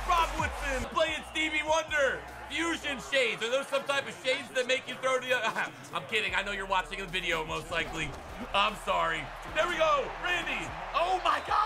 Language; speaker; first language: English; native; English